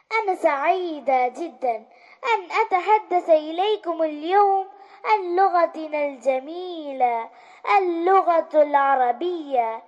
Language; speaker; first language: Arabic; non-native, learner; Malayalam